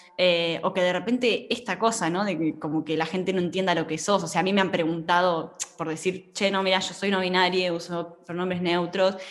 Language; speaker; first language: Spanish; native; Spanish